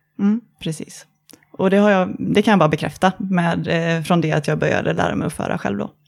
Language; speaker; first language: Swedish; native; Swedish